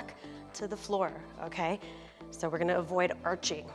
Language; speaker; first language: English; native; English